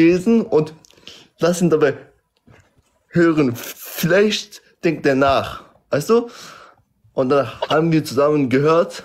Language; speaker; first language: German; early bilingual, other home language; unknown